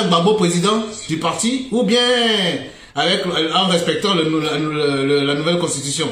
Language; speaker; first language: French; native; French